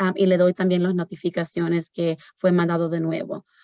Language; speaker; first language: Spanish; early bilingual, heritage; Spanish